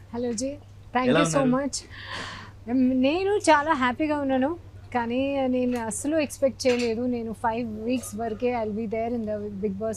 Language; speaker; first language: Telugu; non-native, learner; Hindi